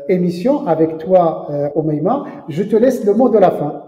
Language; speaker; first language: French; non-native, local second language; Arabic